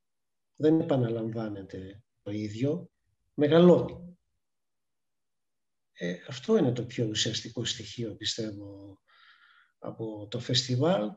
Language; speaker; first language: Greek; native; Greek